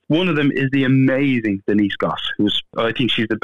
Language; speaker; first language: English; native; English